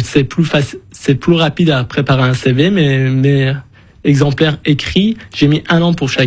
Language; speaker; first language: French; non-native, fluent; Persian